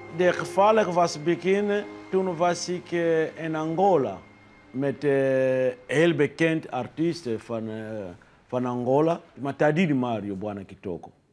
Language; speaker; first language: Dutch; non-native, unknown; Lingala